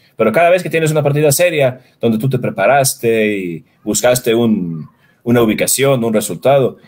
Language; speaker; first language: Spanish; non-native, fluent; Swedish